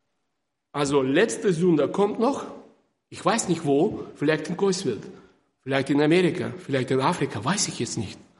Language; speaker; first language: German; non-native, fluent; Russian